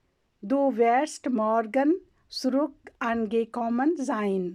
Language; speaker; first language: German; non-native, learner; Urdu